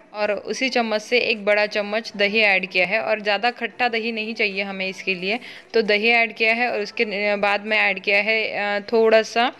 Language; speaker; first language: Hindi; non-native, local second language; Marathi